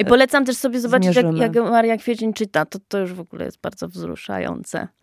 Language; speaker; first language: Polish; native; Polish